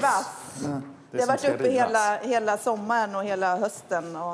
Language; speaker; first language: Swedish; native; Swedish